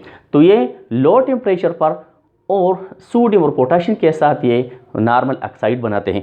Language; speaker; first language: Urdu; non-native, local second language; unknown